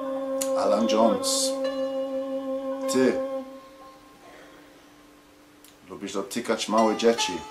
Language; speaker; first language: Polish; early bilingual, heritage; English